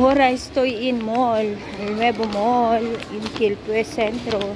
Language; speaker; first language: Spanish; non-native, learner; Filipino